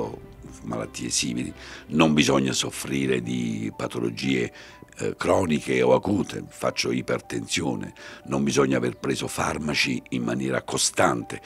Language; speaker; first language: Italian; native; Italian